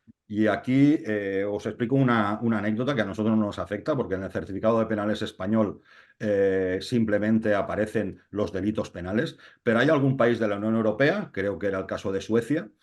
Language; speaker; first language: Spanish; native; Spanish